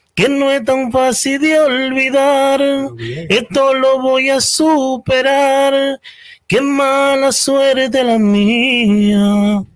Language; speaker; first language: Spanish; native; Spanish